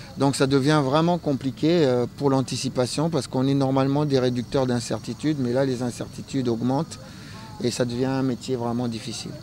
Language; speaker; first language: French; non-native, local second language; Lingala